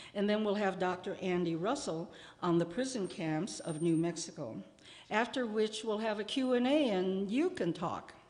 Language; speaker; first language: English; native; English